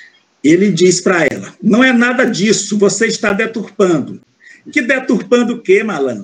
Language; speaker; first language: Portuguese; native; Portuguese